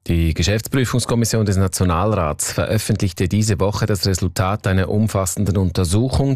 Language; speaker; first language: German; native; German